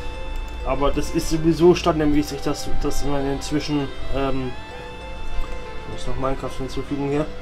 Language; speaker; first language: German; native; German